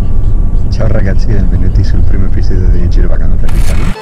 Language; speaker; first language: Italian; non-native, fluent; Spanish